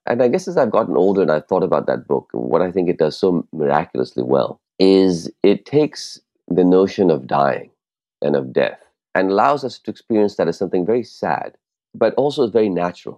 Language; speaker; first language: English; non-native, local second language; Urdu